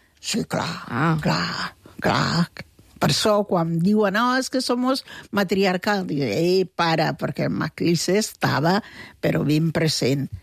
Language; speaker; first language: Catalan; non-native, fluent; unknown